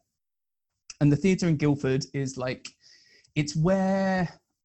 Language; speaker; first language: English; native; English